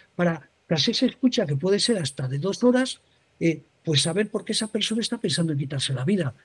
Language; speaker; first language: Spanish; native; Spanish